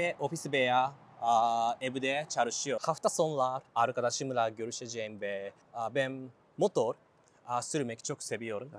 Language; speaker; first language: Turkish; non-native, learner; Japanese